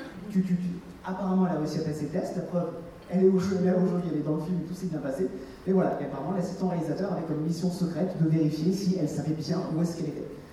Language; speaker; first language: French; native; French